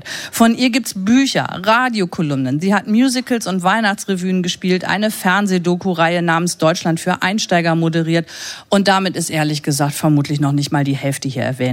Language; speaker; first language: German; native; German